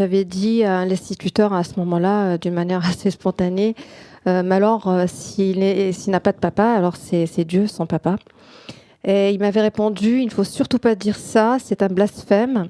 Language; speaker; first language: French; non-native, local second language; Arabic